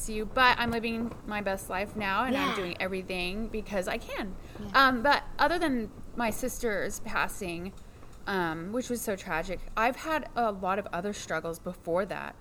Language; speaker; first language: English; native; English